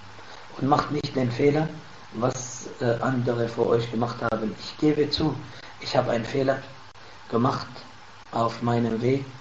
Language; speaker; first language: German; non-native, fluent; Arabic